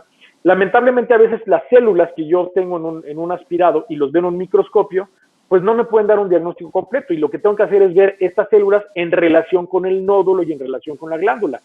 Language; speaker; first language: Spanish; native; Spanish